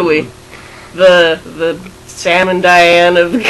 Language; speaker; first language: English; native; English